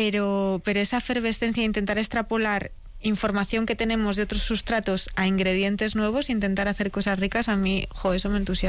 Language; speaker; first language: Spanish; native; Spanish